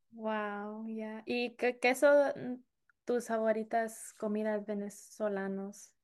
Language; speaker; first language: Spanish; non-native, fluent; English